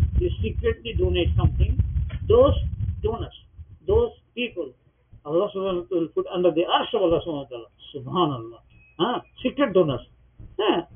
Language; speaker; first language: English; non-native, local second language; Bangla